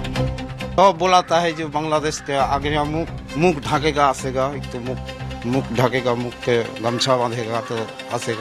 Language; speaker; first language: Hindi; non-native, local second language; Bangla